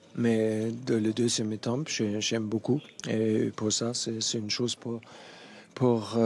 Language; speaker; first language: French; non-native, fluent; German